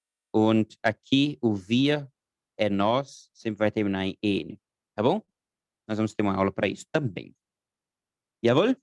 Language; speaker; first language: Portuguese; non-native, fluent; German